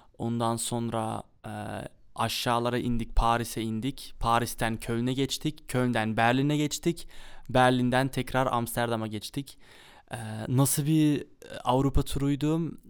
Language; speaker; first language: Turkish; early bilingual, heritage; Turkish